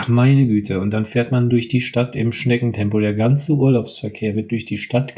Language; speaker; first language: German; native; German